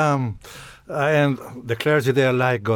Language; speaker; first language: English; non-native, fluent; Italian